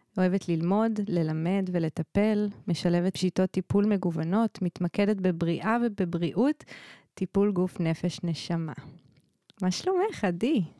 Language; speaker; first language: Hebrew; native; Hebrew